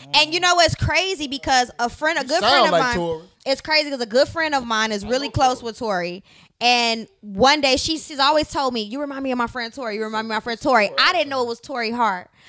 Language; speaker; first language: English; native; English